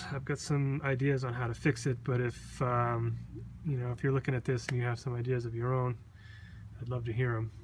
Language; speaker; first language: English; native; English